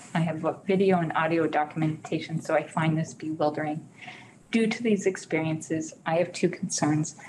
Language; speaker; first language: English; native; English